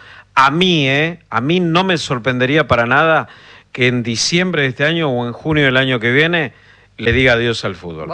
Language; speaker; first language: Spanish; native; Spanish